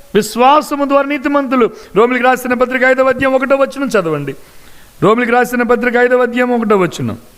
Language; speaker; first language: Telugu; non-native, local second language; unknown